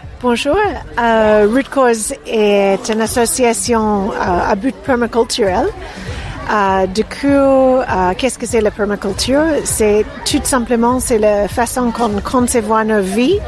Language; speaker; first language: French; non-native, fluent; English